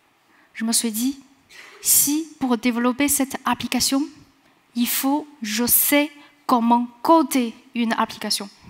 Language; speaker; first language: French; non-native, fluent; Chinese